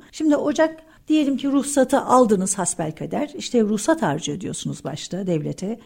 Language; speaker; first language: Turkish; early bilingual, heritage; Turkish